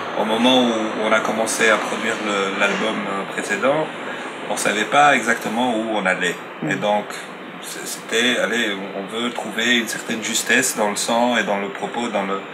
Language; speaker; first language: French; non-native, local second language; Arabic